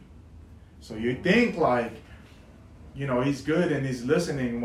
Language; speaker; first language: English; non-native, local second language; Filipino